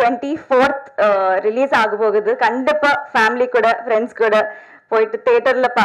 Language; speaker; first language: Tamil; non-native, learner; Telugu